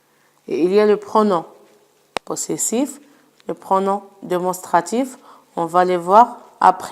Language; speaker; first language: French; non-native, local second language; Arabic